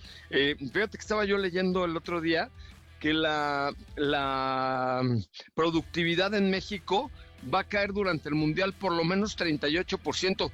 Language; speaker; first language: Spanish; native; Spanish